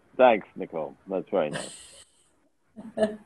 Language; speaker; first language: English; native; English